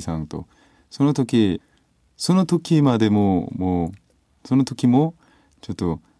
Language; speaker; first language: Japanese; non-native, learner; Korean